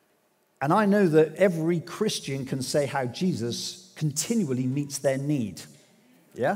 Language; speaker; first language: English; native; English